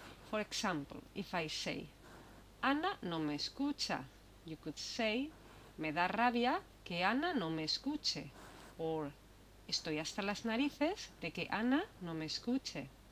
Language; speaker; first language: Spanish; native; Spanish